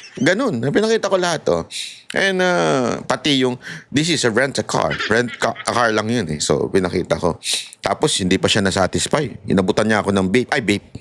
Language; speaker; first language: Filipino; native; Filipino